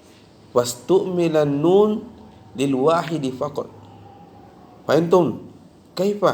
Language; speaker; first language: Arabic; non-native, fluent; Indonesian